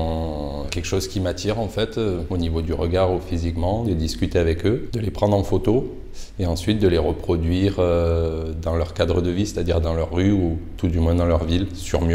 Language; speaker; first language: French; native; French